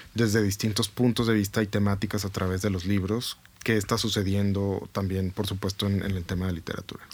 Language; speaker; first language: Spanish; native; Spanish